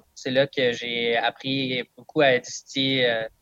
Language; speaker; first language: French; non-native, fluent; English